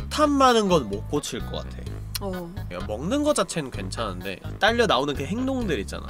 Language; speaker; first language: Korean; native; Korean